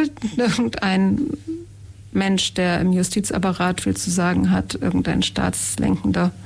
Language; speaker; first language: German; native; German